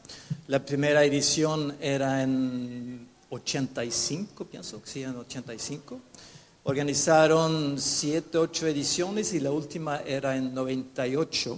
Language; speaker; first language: Spanish; non-native, fluent; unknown